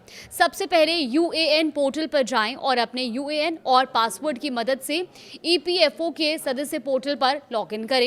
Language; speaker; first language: Hindi; native; Hindi